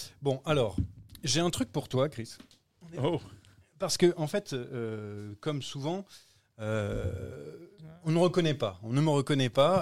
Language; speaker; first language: French; native; French